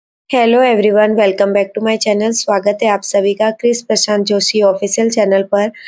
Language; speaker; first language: Hindi; native; Hindi